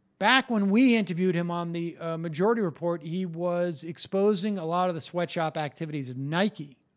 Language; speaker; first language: English; native; English